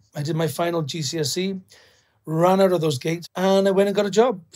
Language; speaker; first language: English; native; English